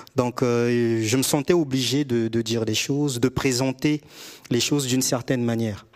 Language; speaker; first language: French; native; French